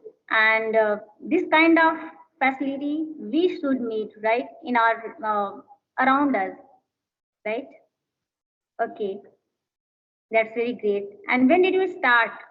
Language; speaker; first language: English; non-native, learner; Hindi